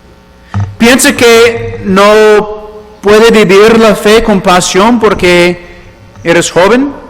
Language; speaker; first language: Spanish; non-native, fluent; English